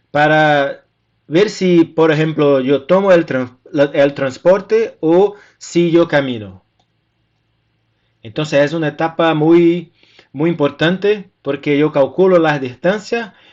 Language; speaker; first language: Spanish; non-native, fluent; Portuguese